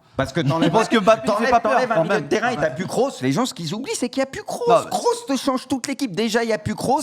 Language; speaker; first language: French; native; French